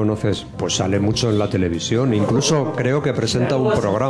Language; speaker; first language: Spanish; native; Spanish